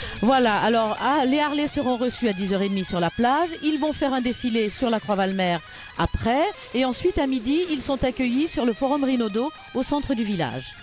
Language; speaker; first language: French; native; French